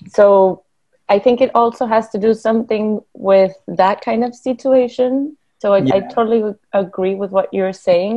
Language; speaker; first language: English; non-native, fluent; Spanish